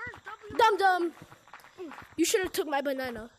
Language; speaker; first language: English; native; English